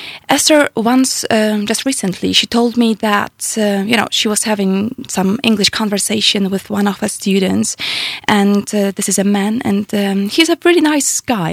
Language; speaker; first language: English; non-native, fluent; Polish